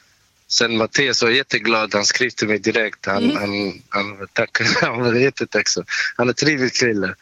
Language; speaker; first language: Swedish; non-native, learner; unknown